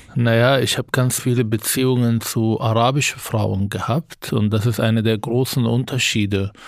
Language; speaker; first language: German; non-native, fluent; Arabic